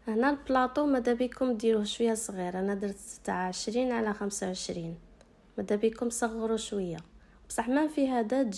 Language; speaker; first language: Arabic; native; Arabic